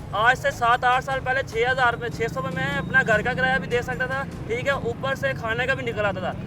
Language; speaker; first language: Urdu; non-native, local second language; Punjabi